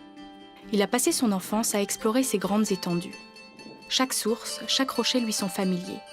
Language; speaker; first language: French; native; French